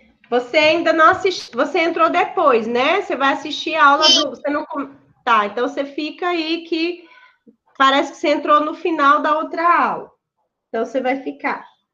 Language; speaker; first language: Portuguese; native; Portuguese